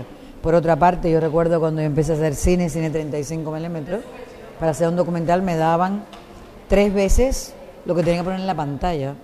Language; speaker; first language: Spanish; native; Spanish